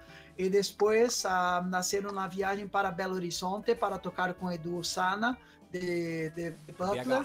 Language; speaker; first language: Spanish; non-native, fluent; Portuguese